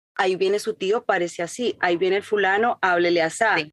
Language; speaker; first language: Spanish; native; Spanish